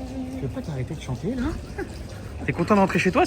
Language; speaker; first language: French; native; French